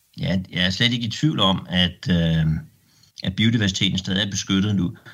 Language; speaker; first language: Danish; native; Danish